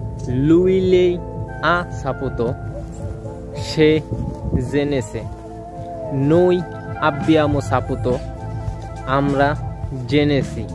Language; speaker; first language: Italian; non-native, learner; Bangla